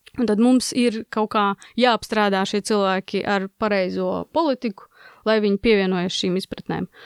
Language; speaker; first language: Latvian; non-native, local second language; Russian